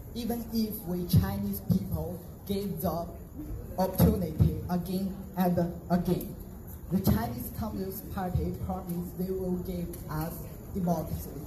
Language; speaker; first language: English; non-native, fluent; Chinese